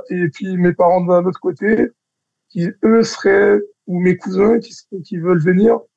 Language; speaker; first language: French; native; French